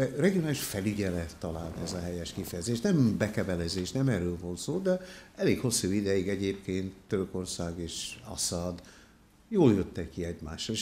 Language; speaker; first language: Hungarian; early bilingual, heritage; Hungarian